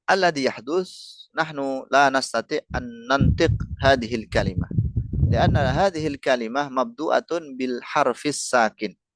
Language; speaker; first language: Arabic; non-native, fluent; Indonesian